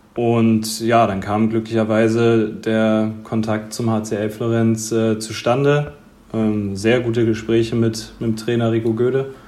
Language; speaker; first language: German; native; German